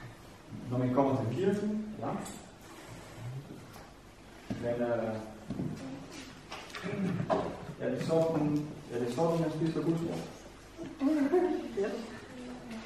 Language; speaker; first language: Danish; non-native, fluent; Vietnamese